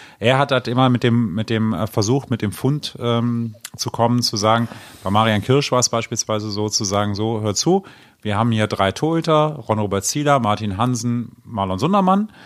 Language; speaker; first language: German; native; German